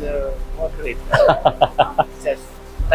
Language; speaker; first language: English; non-native, learner; Indonesian